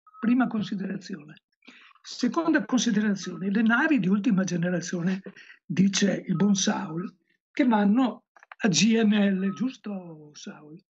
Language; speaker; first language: Italian; native; Italian